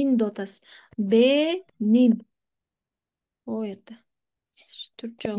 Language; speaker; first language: Turkish; non-native, fluent; Kyrgyz